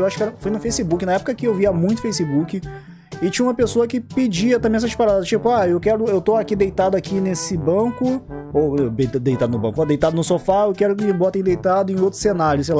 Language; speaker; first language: Portuguese; native; Portuguese